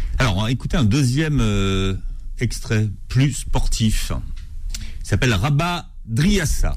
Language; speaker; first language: French; native; French